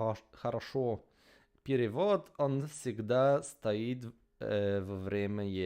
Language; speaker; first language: Russian; non-native, learner; Polish